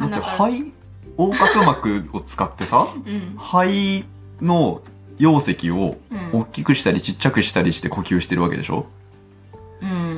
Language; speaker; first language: Japanese; native; Japanese